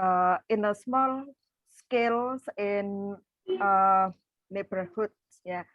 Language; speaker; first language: English; non-native, fluent; Indonesian